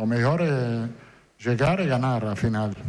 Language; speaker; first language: Portuguese; non-native, fluent; Italian